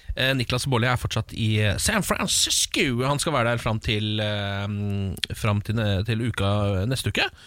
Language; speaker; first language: Norwegian; native; Norwegian